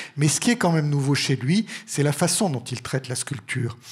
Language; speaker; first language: French; native; French